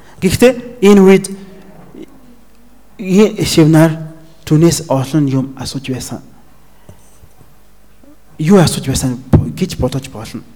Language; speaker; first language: Mongolian; non-native, fluent; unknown